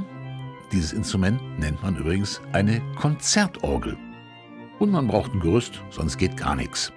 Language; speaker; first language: German; native; German